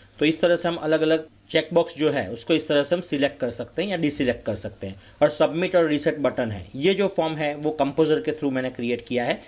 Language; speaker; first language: Hindi; non-native, local second language; Gujarati